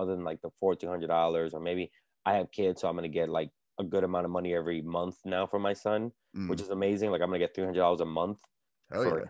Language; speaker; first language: English; early bilingual, other home language; Spanish